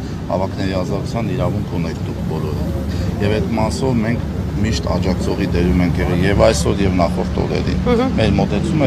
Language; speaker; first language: Armenian; native; Armenian